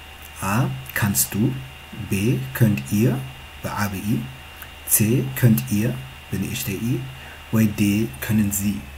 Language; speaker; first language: German; non-native, fluent; Tigrinya